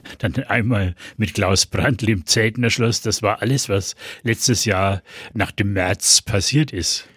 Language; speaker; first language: German; native; German